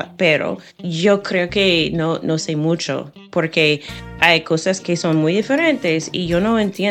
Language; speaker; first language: Spanish; non-native, fluent; English